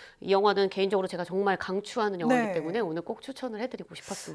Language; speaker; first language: Korean; native; Korean